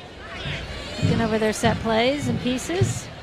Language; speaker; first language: English; native; English